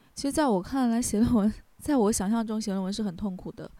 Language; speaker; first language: Chinese; native; Chinese